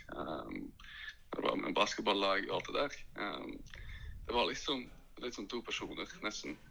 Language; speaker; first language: Norwegian; early bilingual, other home language; Latvian